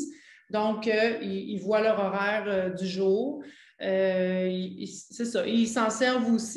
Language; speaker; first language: French; native; French